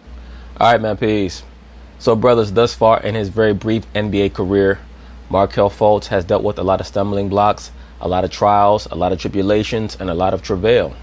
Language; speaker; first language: English; native; English